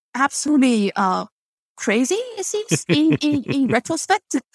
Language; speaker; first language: English; non-native, fluent; Chinese